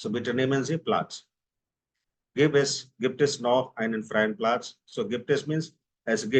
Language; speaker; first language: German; non-native, fluent; Hindi